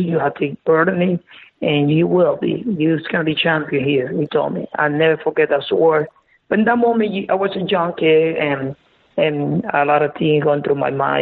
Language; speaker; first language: English; non-native, learner; Spanish